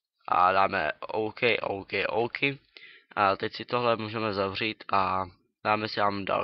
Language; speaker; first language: Czech; native; Czech